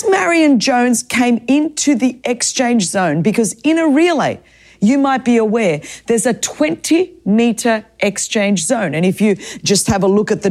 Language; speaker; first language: English; non-native, local second language; Greek